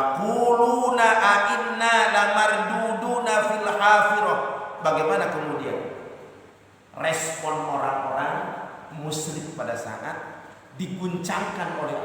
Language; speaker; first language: Indonesian; native; Indonesian